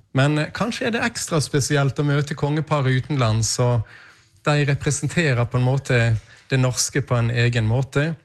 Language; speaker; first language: Norwegian; native; Norwegian